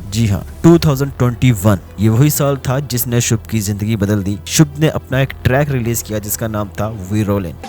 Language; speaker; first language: Urdu; native; Urdu